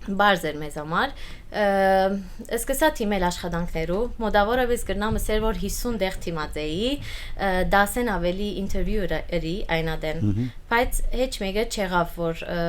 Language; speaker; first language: Armenian; early bilingual, heritage; Armenian